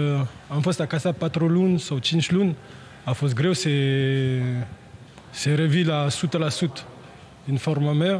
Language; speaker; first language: Romanian; non-native, learner; French